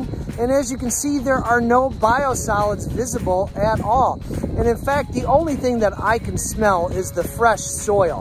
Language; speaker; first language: English; native; English